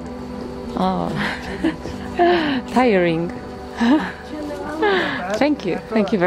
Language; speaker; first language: English; non-native, fluent; Polish